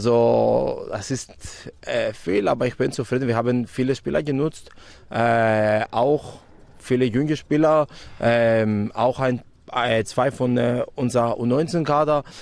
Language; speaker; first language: German; non-native, fluent; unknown